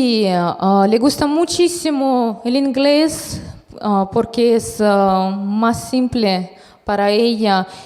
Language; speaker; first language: Spanish; non-native, fluent; Russian